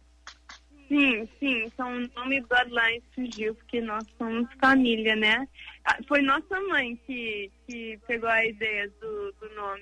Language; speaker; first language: Portuguese; early bilingual, heritage; English